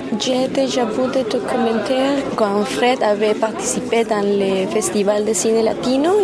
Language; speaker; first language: French; non-native, fluent; Spanish